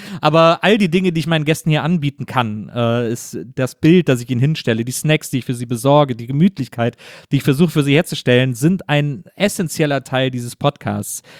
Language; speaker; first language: German; native; German